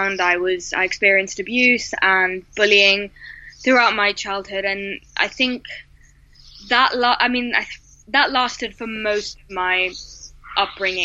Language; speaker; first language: English; native; English